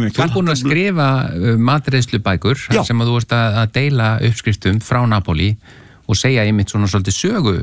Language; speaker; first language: Icelandic; native; Icelandic